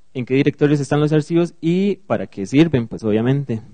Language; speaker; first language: Spanish; native; Spanish